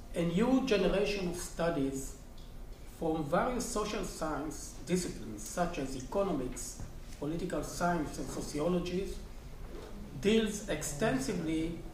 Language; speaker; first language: English; non-native, fluent; Hebrew